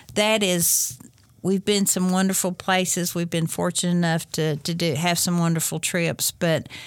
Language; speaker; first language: English; native; English